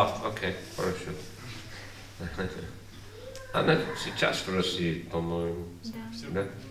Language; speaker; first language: Russian; non-native, learner; English